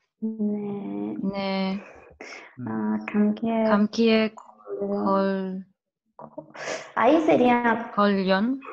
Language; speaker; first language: Korean; non-native, learner; Spanish